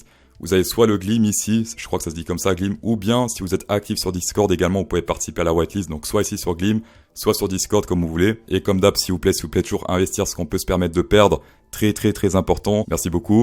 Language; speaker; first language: French; native; French